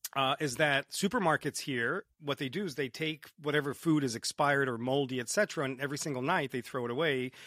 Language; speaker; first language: English; early bilingual, other home language; Romanian